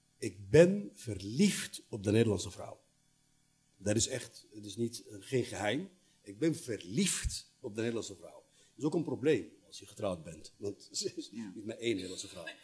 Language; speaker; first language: Dutch; non-native, fluent; Arabic